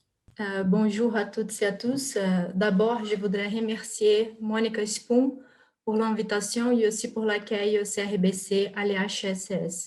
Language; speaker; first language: French; non-native, fluent; Portuguese